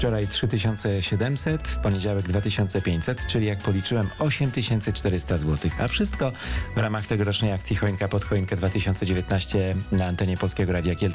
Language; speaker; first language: Polish; native; Polish